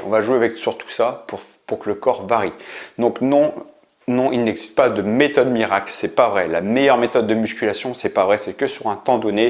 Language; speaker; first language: French; native; French